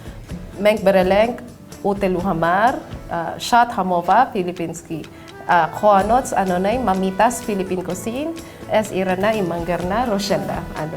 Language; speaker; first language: Armenian; non-native, learner; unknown